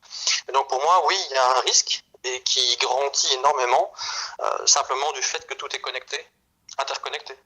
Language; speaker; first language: French; native; French